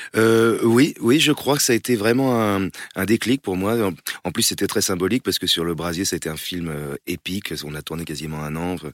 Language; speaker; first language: French; native; French